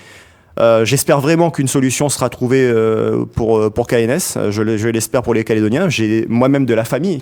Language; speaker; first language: French; native; French